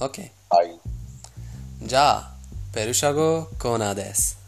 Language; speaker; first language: Japanese; non-native, fluent; Persian